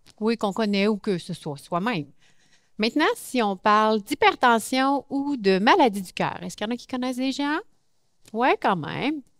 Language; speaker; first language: French; native; French